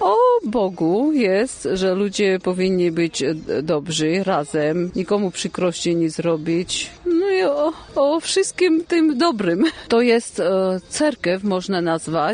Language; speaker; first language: Polish; non-native, fluent; Armenian